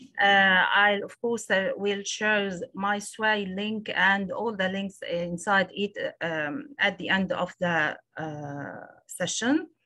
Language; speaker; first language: English; non-native, local second language; Arabic